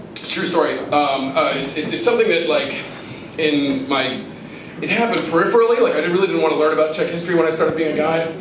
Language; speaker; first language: English; native; English